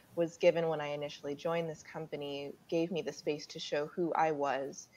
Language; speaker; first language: English; native; English